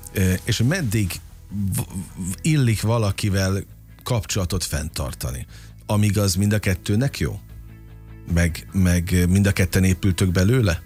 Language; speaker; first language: Hungarian; native; Hungarian